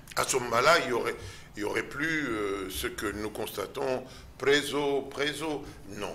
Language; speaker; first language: French; non-native, local second language; Lingala